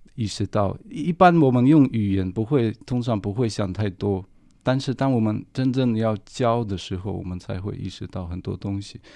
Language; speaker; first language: Chinese; non-native, fluent; Russian